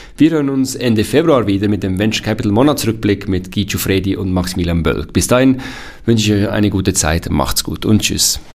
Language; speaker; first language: German; native; German